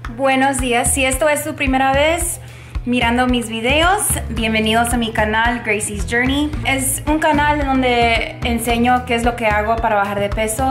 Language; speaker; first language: Spanish; early bilingual, heritage; Spanish